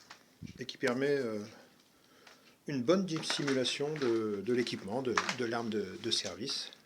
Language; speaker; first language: French; native; French